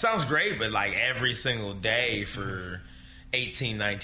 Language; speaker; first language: English; native; English